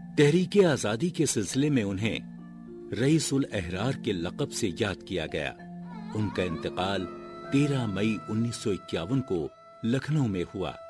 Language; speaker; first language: Urdu; native; Urdu